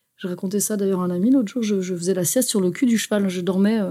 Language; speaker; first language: French; native; French